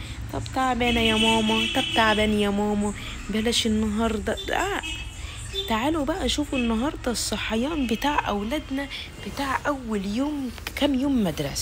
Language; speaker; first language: Arabic; native; Arabic